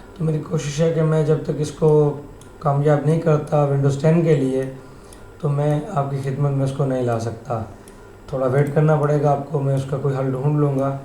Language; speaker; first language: Urdu; native; Urdu